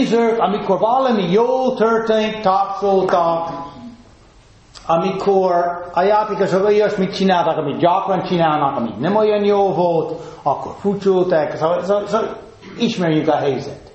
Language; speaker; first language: Hungarian; non-native, fluent; English